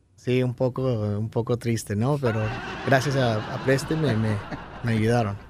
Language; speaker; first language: Spanish; native; Spanish